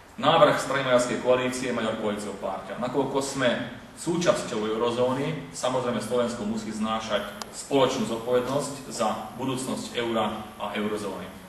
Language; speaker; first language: Slovak; non-native, local second language; Hungarian